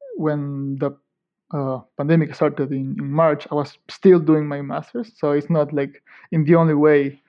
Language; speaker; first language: English; non-native, fluent; Spanish